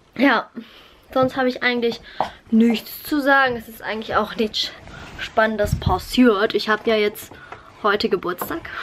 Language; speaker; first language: German; early bilingual, other home language; Vietnamese